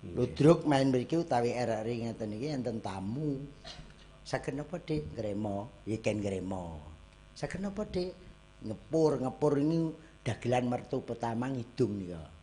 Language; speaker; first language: Javanese; native; Javanese